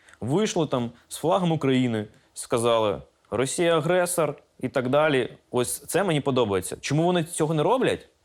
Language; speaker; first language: Ukrainian; non-native, local second language; Russian